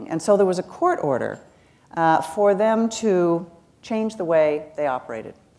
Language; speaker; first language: English; native; English